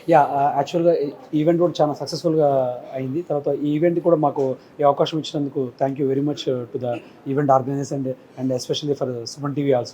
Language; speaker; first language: Telugu; native; Telugu